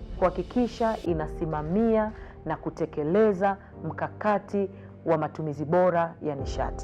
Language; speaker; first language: Swahili; native; Swahili